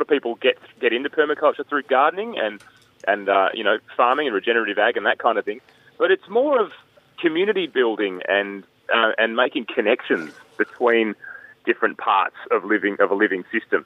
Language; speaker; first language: English; native; English